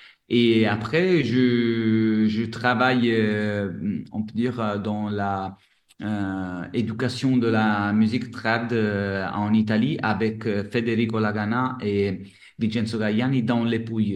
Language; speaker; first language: French; non-native, fluent; Italian